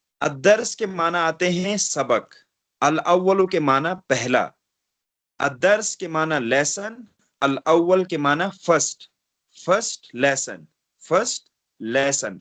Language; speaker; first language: Urdu; non-native, local second language; Kashmiri